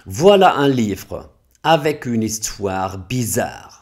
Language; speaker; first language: French; non-native, fluent; German